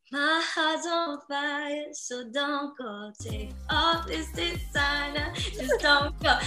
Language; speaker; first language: English; early bilingual, other home language; Spanish